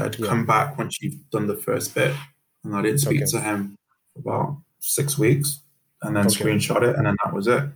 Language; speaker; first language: English; native; English